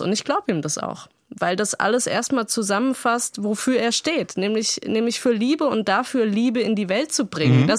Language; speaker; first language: German; native; German